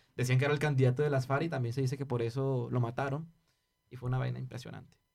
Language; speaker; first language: Spanish; native; Spanish